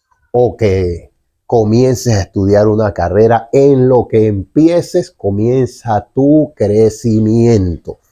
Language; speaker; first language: Spanish; native; Spanish